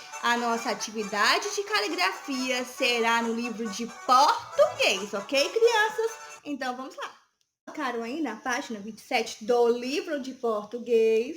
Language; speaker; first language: Portuguese; native; Portuguese